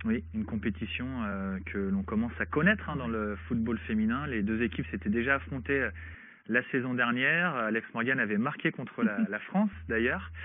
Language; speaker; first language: French; native; French